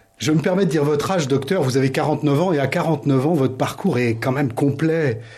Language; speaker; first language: French; native; French